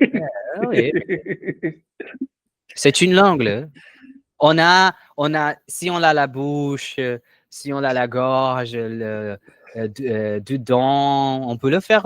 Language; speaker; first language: French; non-native, learner; Portuguese